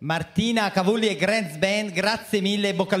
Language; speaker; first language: Italian; native; Italian